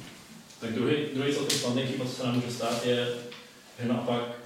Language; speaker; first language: Czech; native; Czech